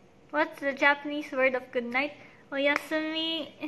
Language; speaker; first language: English; non-native, local second language; Filipino